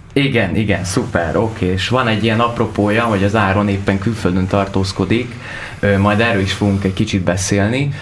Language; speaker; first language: Hungarian; native; Hungarian